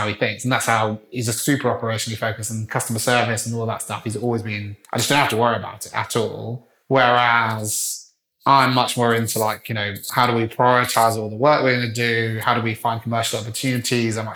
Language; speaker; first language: English; native; English